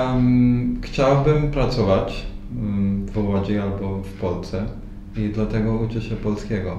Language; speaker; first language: Polish; non-native, learner; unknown